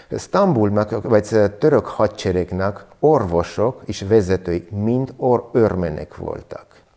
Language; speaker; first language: Hungarian; non-native, learner; Armenian